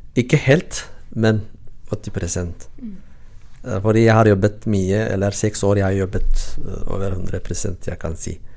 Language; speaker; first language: Norwegian; non-native, learner; Tigrinya